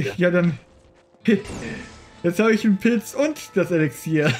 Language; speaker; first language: German; native; German